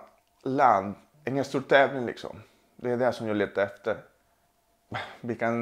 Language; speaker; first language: Swedish; non-native, fluent; Spanish